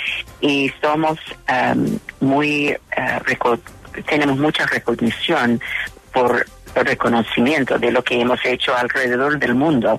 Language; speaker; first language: Spanish; non-native, fluent; English